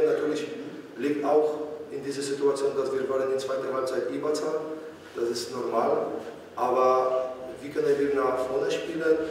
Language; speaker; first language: German; non-native, fluent; Polish